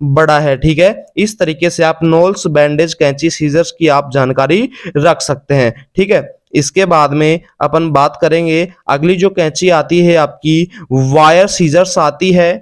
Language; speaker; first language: Hindi; native; Hindi